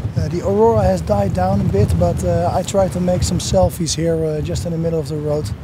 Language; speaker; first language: English; non-native, fluent; Dutch